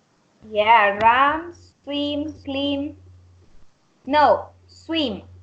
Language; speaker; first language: English; non-native, learner; Spanish